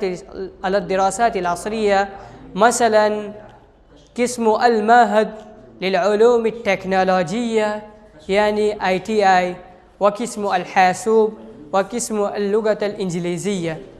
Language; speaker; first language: Arabic; non-native, fluent; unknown